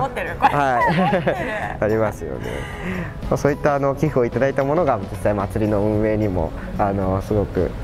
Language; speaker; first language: Japanese; native; Japanese